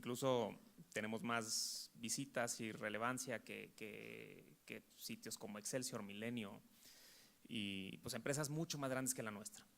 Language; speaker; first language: Spanish; native; Spanish